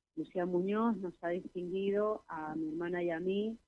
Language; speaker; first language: Spanish; native; Spanish